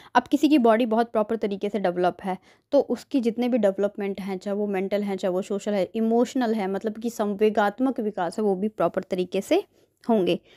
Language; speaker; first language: Hindi; native; Hindi